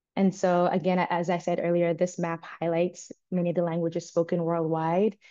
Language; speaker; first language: English; native; English